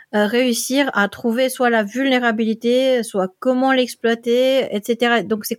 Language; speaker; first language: French; non-native, fluent; Dutch